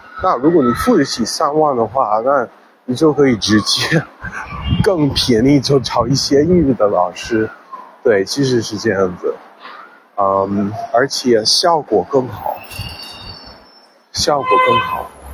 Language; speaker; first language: Chinese; non-native, fluent; English